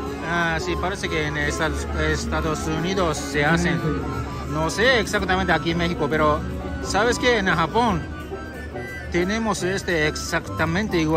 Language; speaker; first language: Spanish; non-native, learner; Japanese